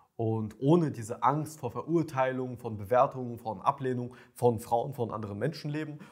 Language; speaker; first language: German; early bilingual, other home language; Ukrainian